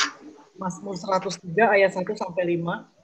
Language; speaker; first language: Indonesian; native; Indonesian